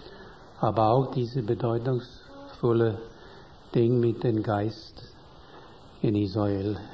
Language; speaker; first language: German; non-native, fluent; English